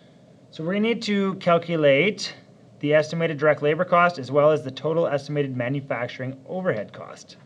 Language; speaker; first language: English; native; English